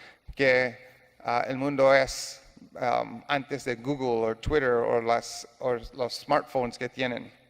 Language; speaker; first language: Spanish; non-native, learner; English